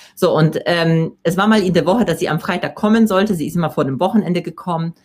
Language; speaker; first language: German; non-native, fluent; Polish